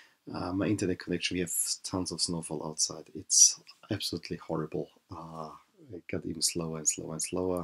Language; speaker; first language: English; non-native, fluent; German